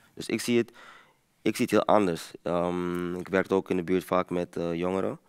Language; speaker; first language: Dutch; early bilingual, other home language; Papiamento